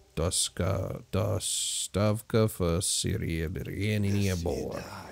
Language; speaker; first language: Russian; non-native, learner; English